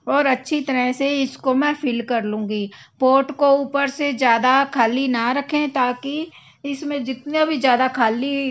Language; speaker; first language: Hindi; native; Hindi